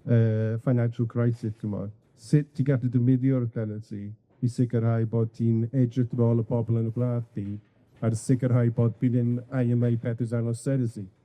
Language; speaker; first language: Welsh; non-native, fluent; English